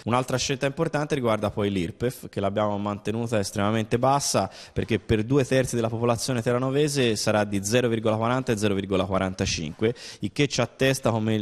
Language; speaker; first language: Italian; native; Italian